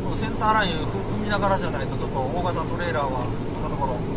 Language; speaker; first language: Japanese; native; Japanese